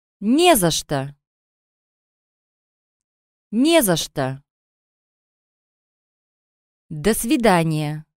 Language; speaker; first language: Russian; non-native, learner; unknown